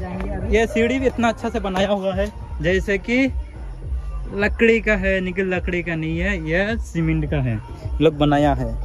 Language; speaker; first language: Hindi; non-native, local second language; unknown